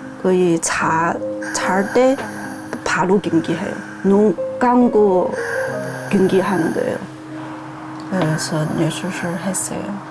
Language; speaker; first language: Korean; non-native, learner; Chinese